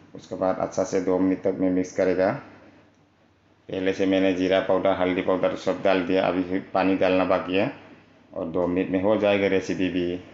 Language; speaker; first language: Hindi; non-native, local second language; Manipuri